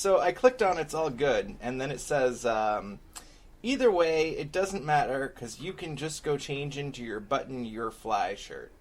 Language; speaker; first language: English; native; English